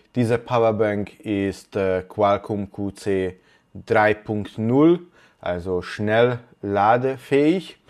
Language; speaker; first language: German; non-native, fluent; Hungarian